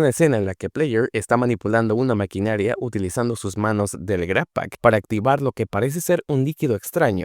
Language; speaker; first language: Spanish; native; Spanish